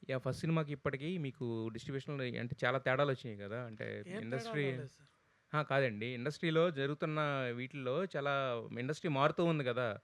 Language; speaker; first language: Telugu; native; Telugu